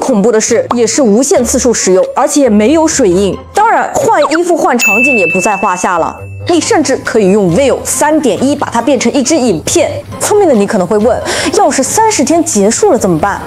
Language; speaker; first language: Chinese; native; Chinese